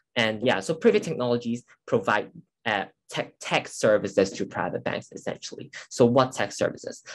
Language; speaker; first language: English; non-native, local second language; Cantonese